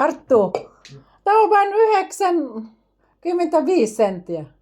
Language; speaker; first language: Finnish; non-native, learner; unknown